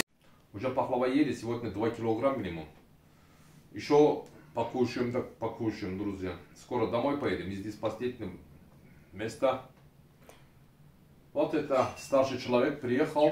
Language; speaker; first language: Russian; non-native, learner; Turkish